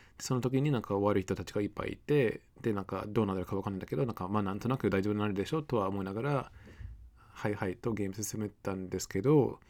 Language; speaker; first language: Japanese; non-native, fluent; English